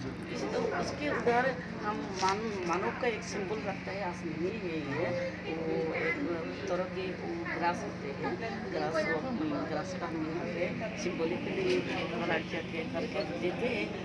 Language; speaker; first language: Hindi; non-native, local second language; Bodo